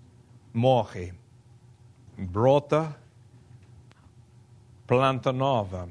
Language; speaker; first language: Portuguese; non-native, fluent; Spanish